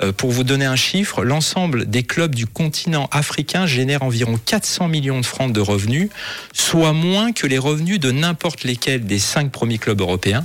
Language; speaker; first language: French; native; French